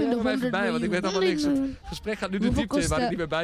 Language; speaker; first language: Dutch; native; Dutch